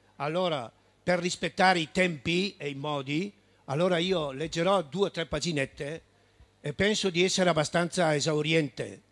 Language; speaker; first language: Italian; native; Italian